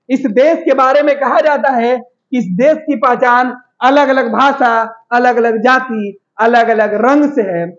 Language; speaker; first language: Hindi; native; Hindi